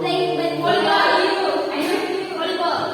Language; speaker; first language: English; non-native, learner; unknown